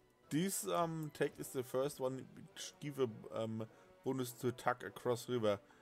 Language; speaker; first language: English; non-native, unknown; German